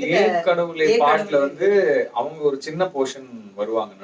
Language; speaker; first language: Tamil; native; Tamil